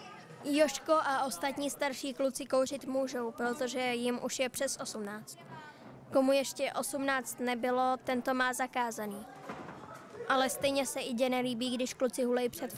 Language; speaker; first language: Czech; native; Czech